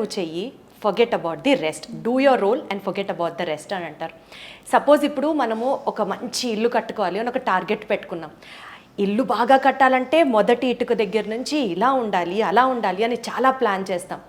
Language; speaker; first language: Telugu; native; Telugu